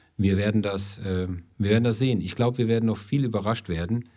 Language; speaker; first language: German; native; German